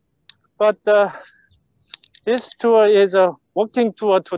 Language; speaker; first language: English; non-native, fluent; Korean